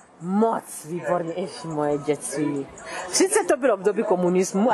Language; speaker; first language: Czech; early bilingual, other home language; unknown